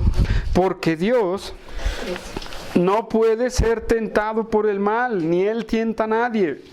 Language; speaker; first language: Spanish; native; Spanish